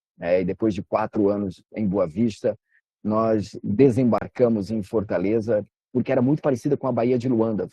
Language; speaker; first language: Portuguese; native; Portuguese